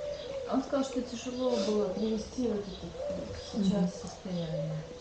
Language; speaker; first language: Russian; native; Russian